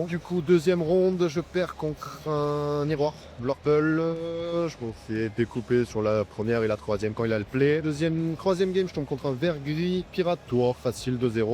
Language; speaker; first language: French; native; French